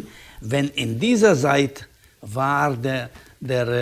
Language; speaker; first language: German; non-native, learner; Yiddish